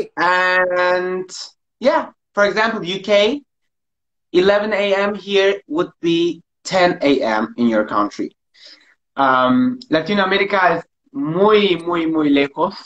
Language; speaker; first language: Spanish; non-native, learner; German